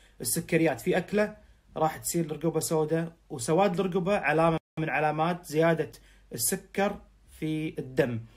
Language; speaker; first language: Arabic; native; Arabic